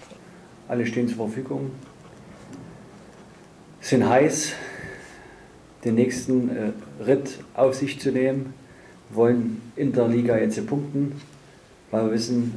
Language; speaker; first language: German; native; German